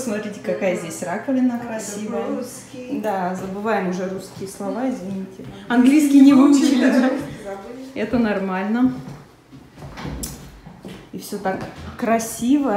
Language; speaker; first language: Russian; native; Russian